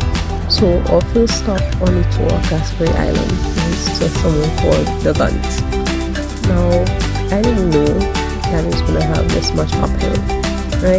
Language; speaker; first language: English; native; English